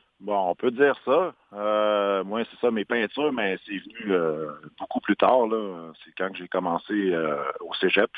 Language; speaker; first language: French; non-native, local second language; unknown